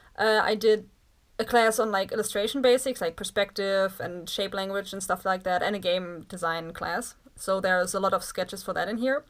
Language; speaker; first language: English; non-native, fluent; German